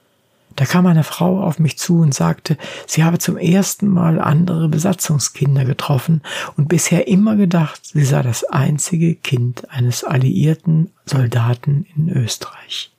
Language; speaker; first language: German; native; German